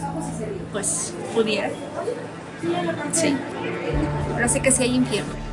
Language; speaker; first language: Spanish; native; Spanish